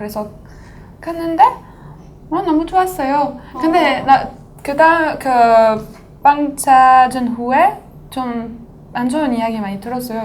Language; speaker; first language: Korean; non-native, fluent; French